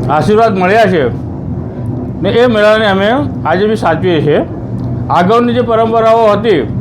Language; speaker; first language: Gujarati; non-native, local second language; Bhili